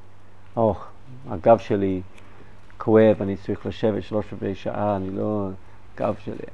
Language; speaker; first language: Hebrew; non-native, fluent; English